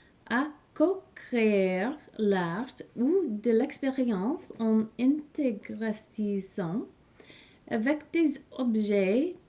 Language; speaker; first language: French; non-native, learner; English